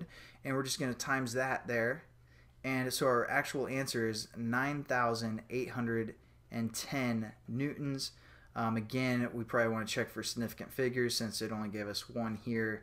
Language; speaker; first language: English; native; English